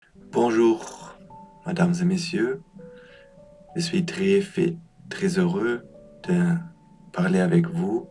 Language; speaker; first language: French; non-native, learner; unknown